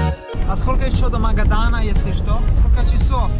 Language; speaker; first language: Russian; non-native, learner; Italian